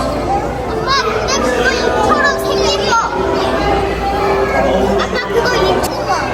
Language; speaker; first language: Korean; early bilingual, other home language; Mongolian